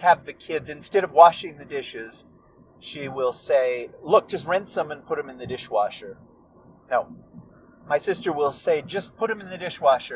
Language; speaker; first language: English; native; English